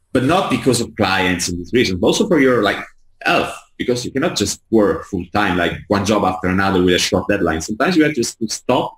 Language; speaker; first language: English; non-native, fluent; Italian